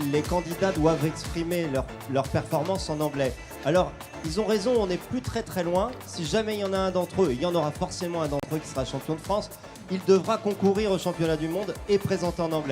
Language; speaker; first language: French; native; French